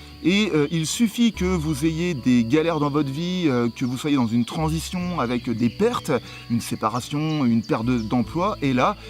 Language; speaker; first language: French; native; French